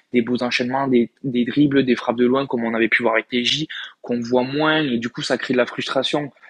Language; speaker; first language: French; native; French